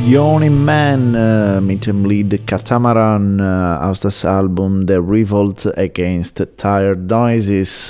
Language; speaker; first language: German; non-native, learner; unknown